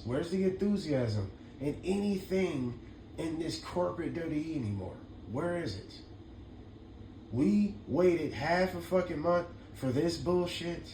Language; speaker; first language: English; native; English